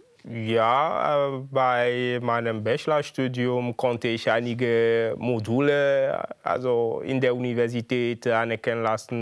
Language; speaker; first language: German; non-native, fluent; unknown